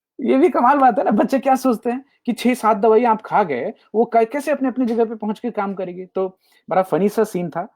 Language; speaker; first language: Hindi; native; Hindi